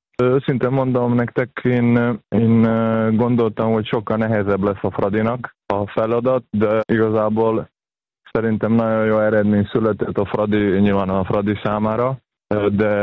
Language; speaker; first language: Hungarian; non-native, fluent; Serbian